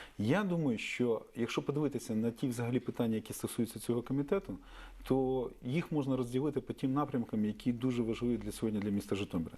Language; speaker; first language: Ukrainian; native; Ukrainian